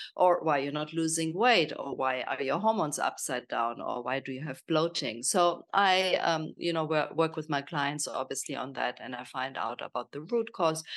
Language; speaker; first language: English; non-native, fluent; German